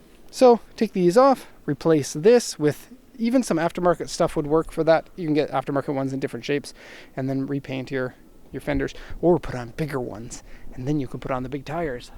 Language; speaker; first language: English; native; English